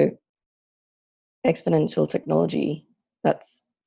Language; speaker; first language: English; non-native, local second language; Filipino